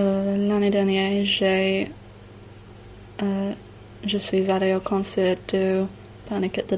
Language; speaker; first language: French; non-native, learner; English